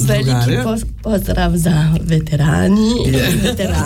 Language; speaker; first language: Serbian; non-native, learner; French